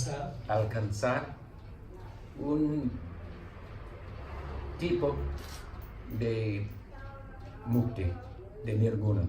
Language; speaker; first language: Spanish; non-native, learner; English